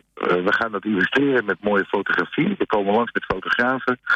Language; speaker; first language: Dutch; native; Dutch